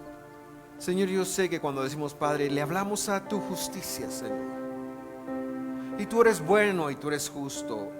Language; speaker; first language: Spanish; native; Spanish